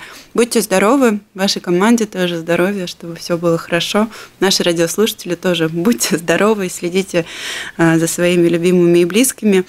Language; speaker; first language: Russian; native; Russian